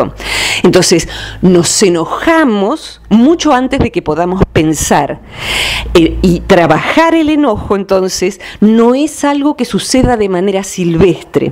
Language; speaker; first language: Spanish; native; Spanish